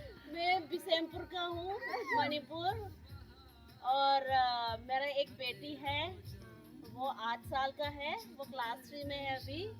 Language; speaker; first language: Hindi; non-native, local second language; Rongmei Naga